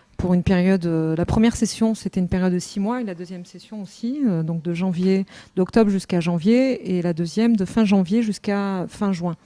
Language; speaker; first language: French; native; French